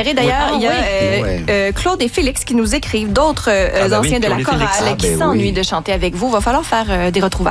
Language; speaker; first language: French; native; French